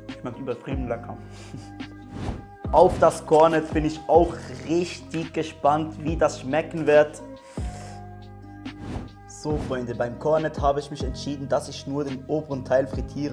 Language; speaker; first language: German; native; German